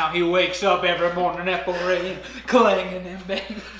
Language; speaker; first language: English; native; English